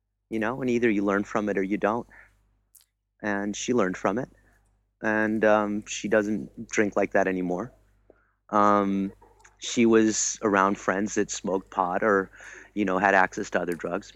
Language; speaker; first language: English; early bilingual, other home language; German